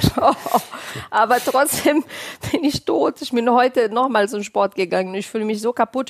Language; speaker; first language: German; non-native, fluent; Portuguese